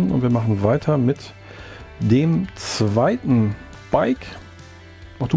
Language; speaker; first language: German; native; German